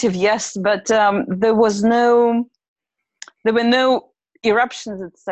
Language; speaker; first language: English; non-native, fluent; Russian